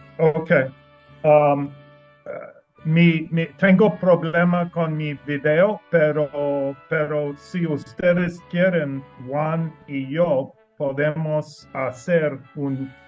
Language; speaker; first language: Spanish; non-native, learner; English